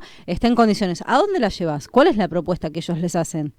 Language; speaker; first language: Spanish; native; Spanish